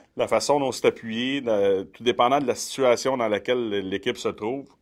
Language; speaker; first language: French; native; French